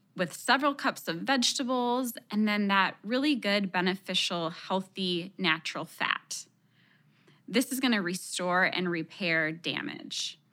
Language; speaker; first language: English; early bilingual, other home language; Spanish